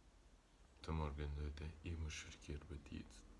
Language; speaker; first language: German; non-native, learner; Russian